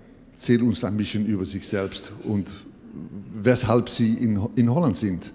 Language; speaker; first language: German; non-native, learner; Dutch